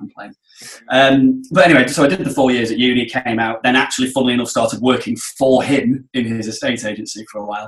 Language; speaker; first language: English; native; English